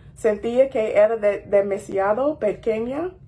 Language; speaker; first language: Spanish; non-native, fluent; English